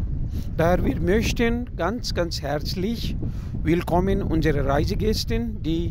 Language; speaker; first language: German; non-native, learner; Nepali